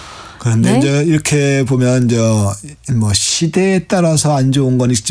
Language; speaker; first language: Korean; native; Korean